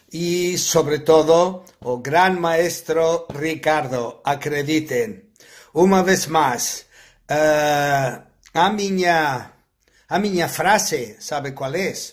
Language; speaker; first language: Portuguese; non-native, fluent; Spanish